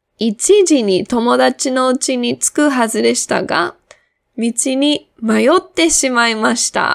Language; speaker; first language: Japanese; non-native, fluent; English